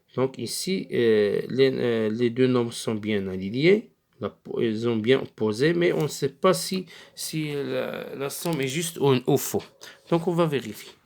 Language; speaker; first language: French; non-native, local second language; Arabic